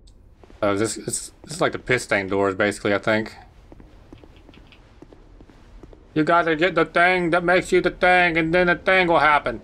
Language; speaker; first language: English; native; English